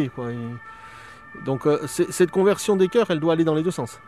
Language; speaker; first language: French; native; French